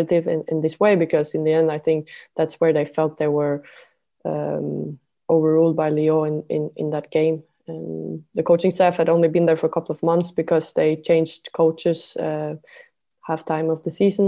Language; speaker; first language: English; non-native, fluent; Norwegian